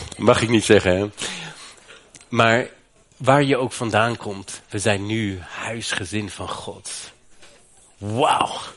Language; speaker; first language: Dutch; non-native, fluent; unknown